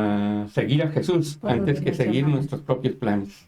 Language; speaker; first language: Spanish; native; Spanish